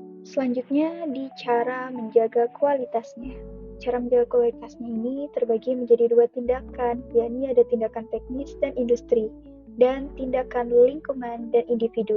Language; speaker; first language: Indonesian; native; Indonesian